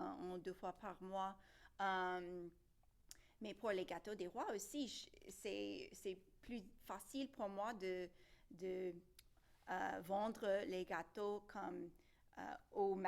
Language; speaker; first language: French; non-native, local second language; English